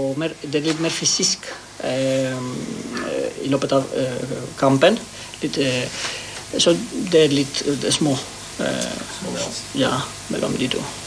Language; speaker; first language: Norwegian; non-native, learner; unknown